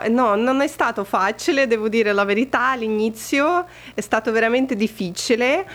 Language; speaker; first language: Italian; non-native, fluent; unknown